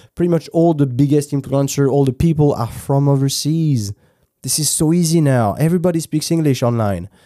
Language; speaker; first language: English; non-native, fluent; French